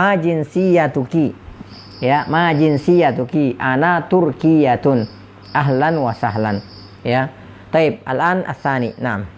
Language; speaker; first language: Arabic; non-native, fluent; Indonesian